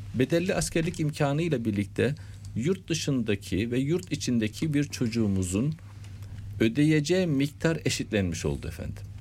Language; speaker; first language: Turkish; native; Turkish